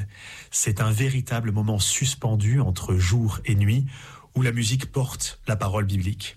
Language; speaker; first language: French; native; French